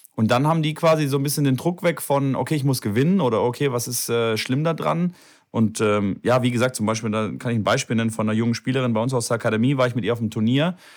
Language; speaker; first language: German; native; German